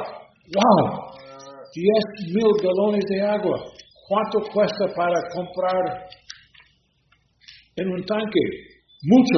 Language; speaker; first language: Spanish; non-native, learner; English